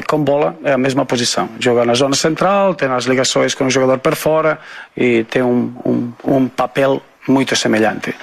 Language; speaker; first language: Portuguese; non-native, fluent; Spanish